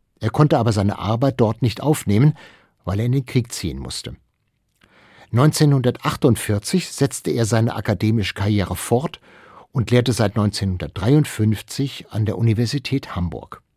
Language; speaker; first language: German; native; German